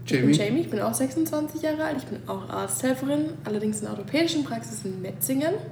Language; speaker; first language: German; native; German